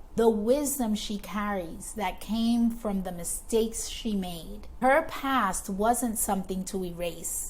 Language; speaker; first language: English; native; English